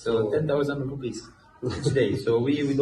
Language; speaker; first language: English; non-native, learner; Dutch